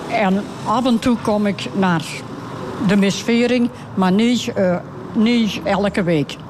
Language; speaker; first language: Dutch; native; Dutch